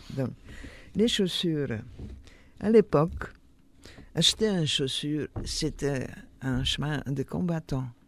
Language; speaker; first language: French; non-native, fluent; Polish